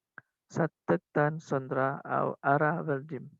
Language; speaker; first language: Turkish; non-native, learner; Indonesian